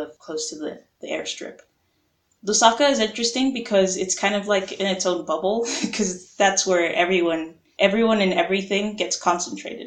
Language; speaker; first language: English; native; English